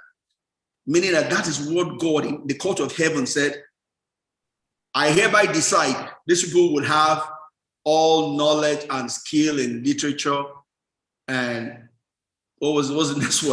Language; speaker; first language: English; non-native, local second language; Yoruba